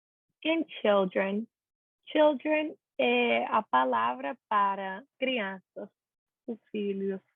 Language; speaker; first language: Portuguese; non-native, learner; English